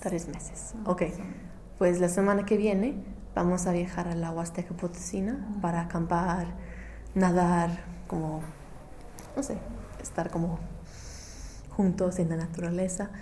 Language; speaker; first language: Spanish; non-native, fluent; English